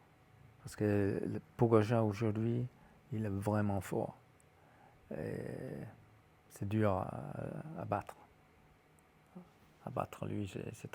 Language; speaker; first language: French; non-native, fluent; Danish